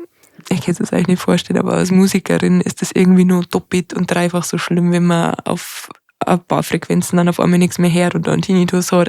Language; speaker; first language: German; native; German